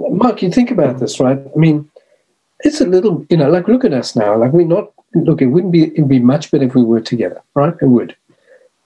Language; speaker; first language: English; native; English